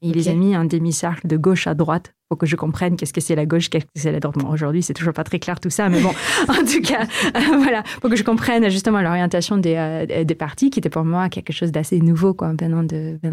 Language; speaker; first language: French; non-native, fluent; Filipino